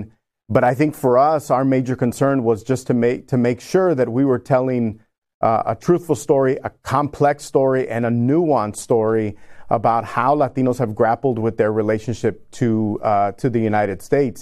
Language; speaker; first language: English; native; English